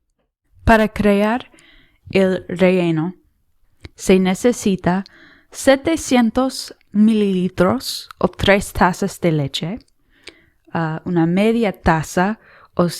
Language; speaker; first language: Spanish; non-native, learner; English